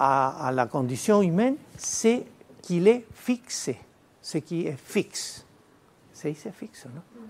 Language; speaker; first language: French; non-native, fluent; Spanish